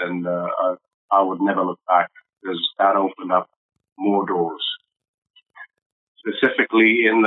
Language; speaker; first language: English; native; English